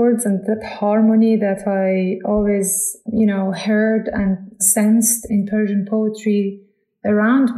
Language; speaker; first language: English; non-native, fluent; Persian